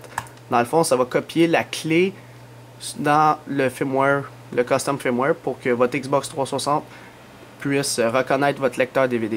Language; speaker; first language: French; native; French